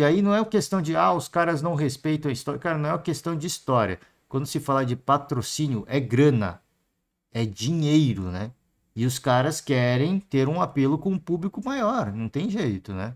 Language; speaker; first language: Portuguese; native; Portuguese